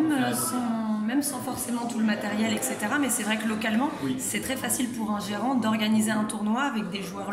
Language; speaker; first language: French; native; French